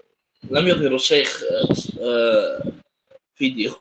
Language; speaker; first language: Arabic; non-native, fluent; Indonesian